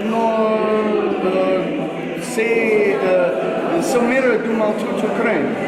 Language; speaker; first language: Russian; non-native, learner; English